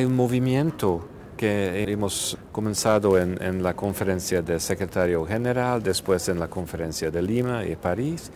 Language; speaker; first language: Spanish; non-native, fluent; Hungarian